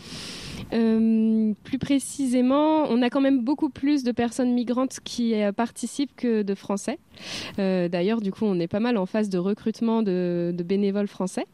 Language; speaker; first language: French; native; French